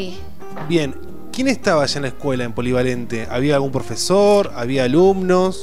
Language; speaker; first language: Spanish; native; Spanish